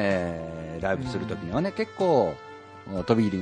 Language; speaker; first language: Japanese; native; Japanese